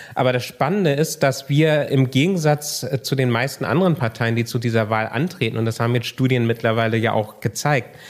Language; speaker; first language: German; native; German